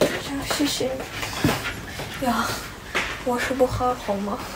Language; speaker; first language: Chinese; non-native, learner; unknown